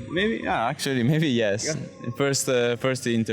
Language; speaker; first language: English; non-native, fluent; Italian